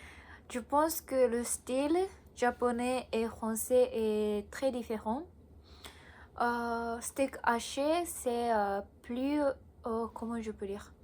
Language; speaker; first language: French; non-native, learner; Japanese